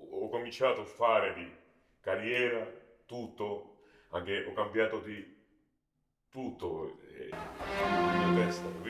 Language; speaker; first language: Italian; non-native, learner; Georgian